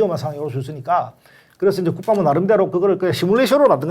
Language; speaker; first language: Korean; native; Korean